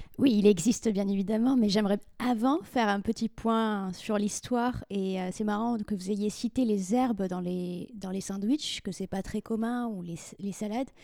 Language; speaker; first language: French; non-native, local second language; Arabic